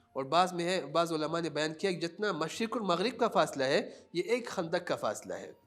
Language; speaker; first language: Urdu; non-native, local second language; Pashto